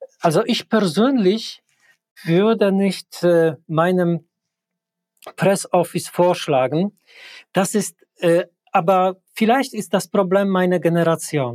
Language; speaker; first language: German; non-native, fluent; Polish